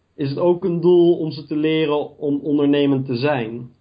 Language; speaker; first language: Dutch; native; Dutch